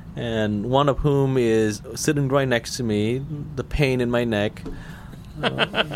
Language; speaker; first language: English; non-native, fluent; Vietnamese